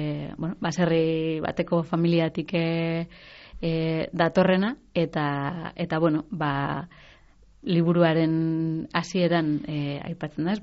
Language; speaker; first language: Basque; native; Basque